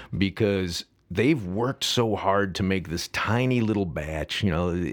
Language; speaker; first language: English; native; English